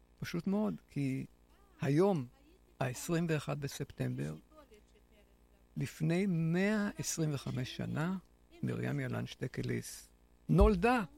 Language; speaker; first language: Hebrew; native; Hebrew